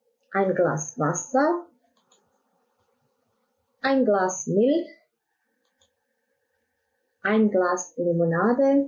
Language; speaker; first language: German; non-native, fluent; Croatian